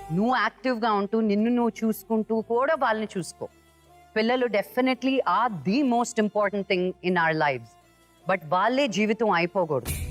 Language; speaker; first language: Telugu; native; Telugu